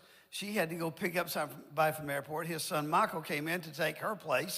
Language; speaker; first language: English; native; English